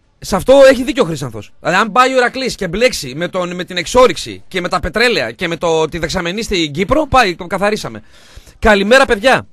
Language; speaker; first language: Greek; native; Greek